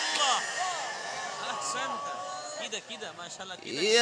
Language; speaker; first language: Arabic; non-native, learner; Urdu